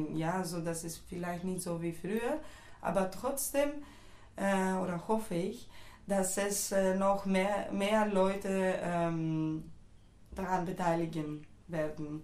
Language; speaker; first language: German; non-native, fluent; Greek